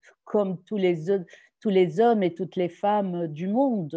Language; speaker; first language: French; non-native, local second language; Arabic